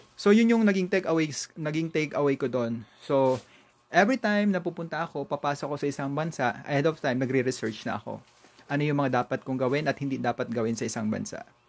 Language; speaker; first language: Filipino; native; Filipino